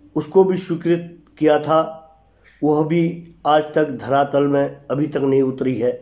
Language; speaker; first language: Hindi; native; Hindi